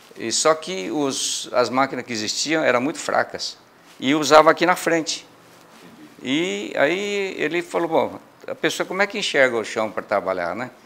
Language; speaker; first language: Portuguese; early bilingual, other home language; Japanese